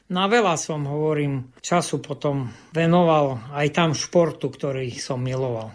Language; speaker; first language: Slovak; non-native, local second language; Rusyn